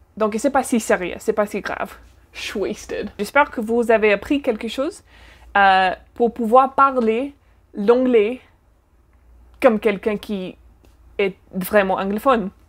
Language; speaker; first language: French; non-native, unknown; English